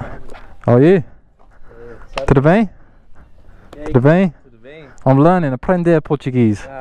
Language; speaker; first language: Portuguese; non-native, learner; English